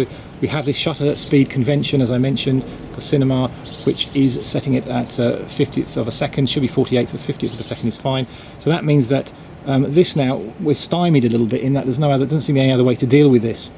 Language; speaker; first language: English; native; English